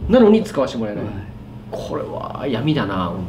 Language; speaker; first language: Japanese; native; Japanese